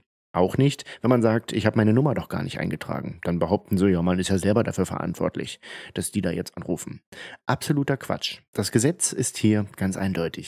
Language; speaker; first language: German; native; German